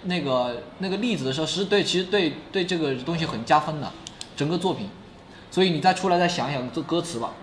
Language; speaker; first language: Chinese; native; Chinese